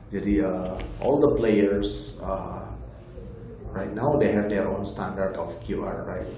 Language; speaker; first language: English; non-native, fluent; Indonesian